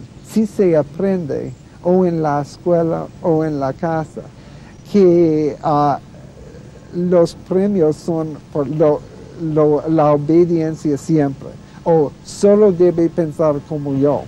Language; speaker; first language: Spanish; non-native, fluent; English